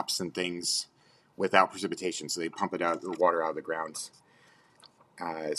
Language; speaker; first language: English; native; English